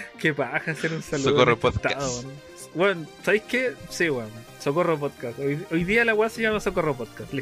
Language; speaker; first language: Spanish; native; Spanish